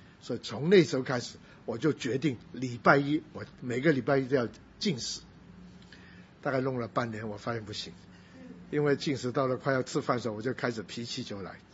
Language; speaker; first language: Chinese; non-native, local second language; Cantonese